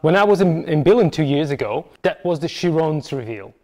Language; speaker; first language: English; non-native, fluent; Hungarian